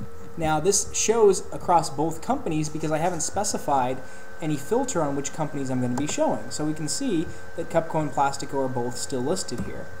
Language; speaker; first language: English; native; English